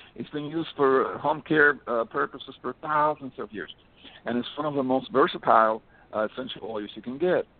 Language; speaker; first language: English; early bilingual, other home language; Spanish